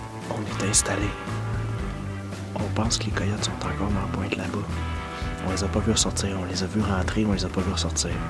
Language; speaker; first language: French; native; French